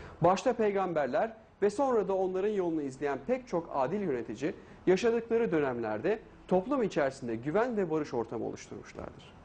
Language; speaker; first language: Turkish; native; Turkish